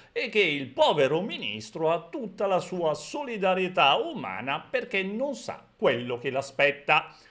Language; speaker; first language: Italian; native; Italian